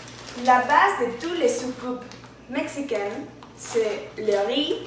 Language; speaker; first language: French; non-native, learner; Spanish